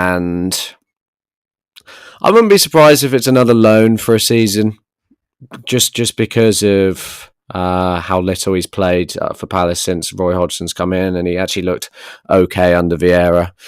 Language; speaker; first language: English; native; English